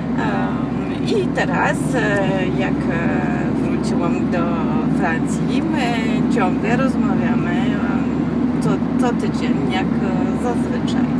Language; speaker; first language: Polish; non-native, learner; French